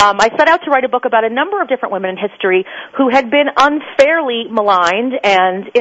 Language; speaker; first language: English; native; English